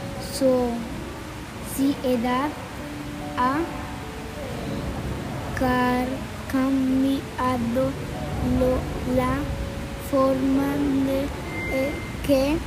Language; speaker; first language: Spanish; non-native, learner; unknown